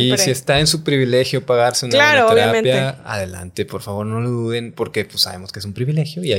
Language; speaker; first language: Spanish; native; Spanish